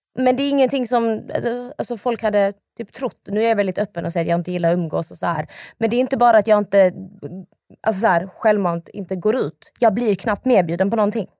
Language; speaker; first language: Swedish; native; Swedish